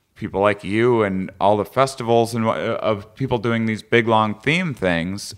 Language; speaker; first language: English; native; English